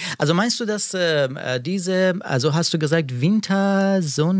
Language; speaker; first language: German; non-native, learner; Persian